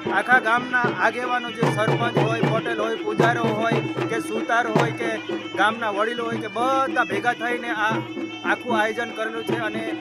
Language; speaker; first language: Gujarati; non-native, local second language; Rathawi